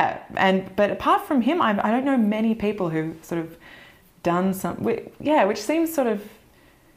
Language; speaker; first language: English; native; English